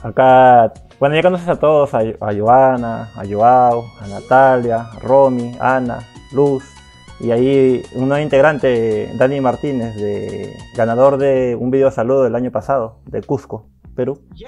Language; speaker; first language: Spanish; native; Spanish